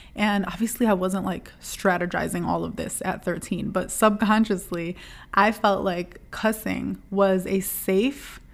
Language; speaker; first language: English; native; English